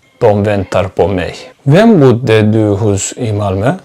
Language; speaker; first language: Swedish; non-native, fluent; Turkish